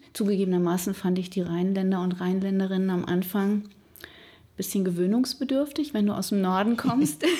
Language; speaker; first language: German; native; German